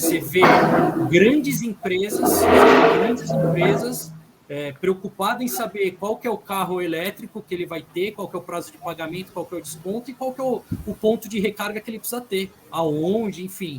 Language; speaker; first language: Portuguese; native; Portuguese